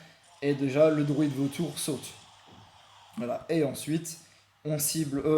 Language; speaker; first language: French; native; French